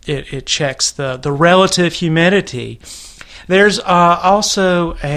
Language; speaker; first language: English; native; English